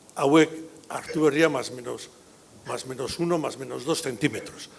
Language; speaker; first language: Spanish; non-native, local second language; Basque